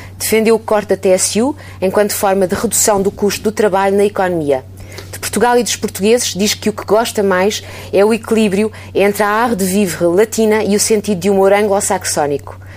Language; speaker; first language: Portuguese; native; Portuguese